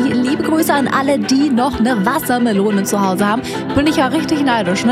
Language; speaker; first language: German; native; German